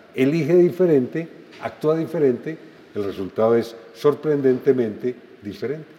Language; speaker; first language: Spanish; native; Spanish